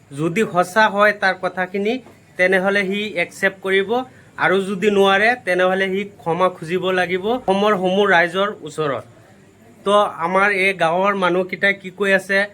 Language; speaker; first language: Assamese; non-native, local second language; Bangla